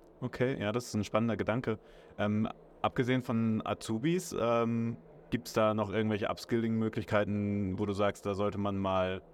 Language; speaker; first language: German; native; German